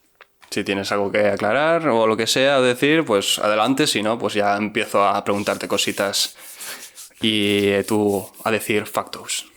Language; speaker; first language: Spanish; native; Spanish